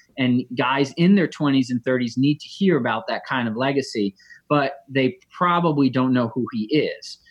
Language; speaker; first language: English; native; English